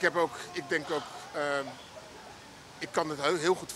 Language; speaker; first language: Dutch; native; Dutch